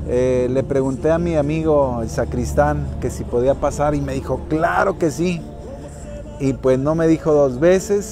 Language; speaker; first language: Spanish; native; Spanish